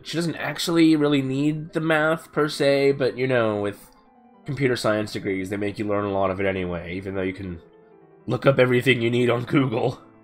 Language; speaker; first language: English; native; English